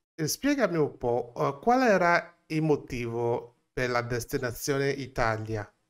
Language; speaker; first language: Italian; non-native, fluent; English